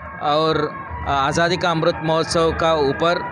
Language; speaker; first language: Hindi; non-native, local second language; Kannada